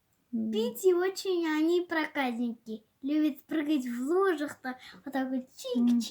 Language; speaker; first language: Russian; native; Russian